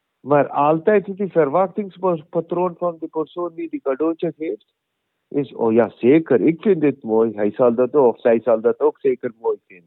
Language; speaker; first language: Dutch; non-native, learner; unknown